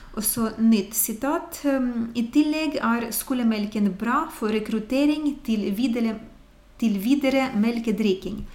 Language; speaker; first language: Norwegian; non-native, fluent; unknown